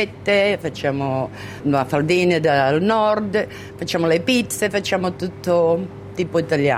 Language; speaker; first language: Italian; early bilingual, other home language; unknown